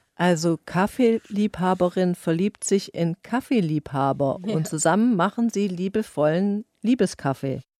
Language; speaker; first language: German; native; German